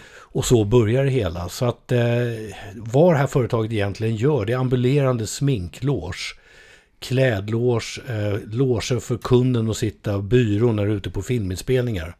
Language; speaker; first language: Swedish; native; Swedish